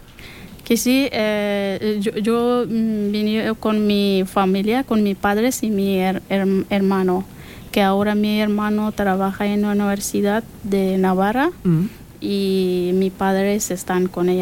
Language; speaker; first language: Spanish; non-native, learner; Persian